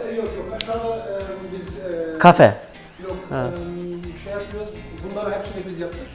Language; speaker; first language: Turkish; early bilingual, heritage; Turkish